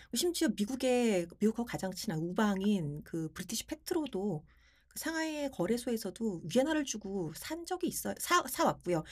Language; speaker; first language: Korean; native; Korean